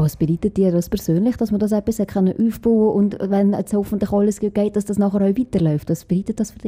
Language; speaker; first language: German; native; German